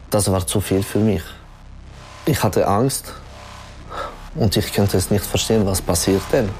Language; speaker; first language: German; non-native, local second language; French